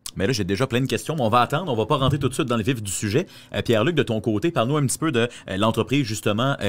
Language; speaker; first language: French; native; French